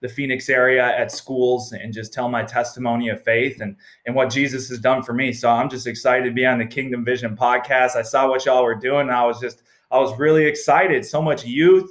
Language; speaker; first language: English; native; English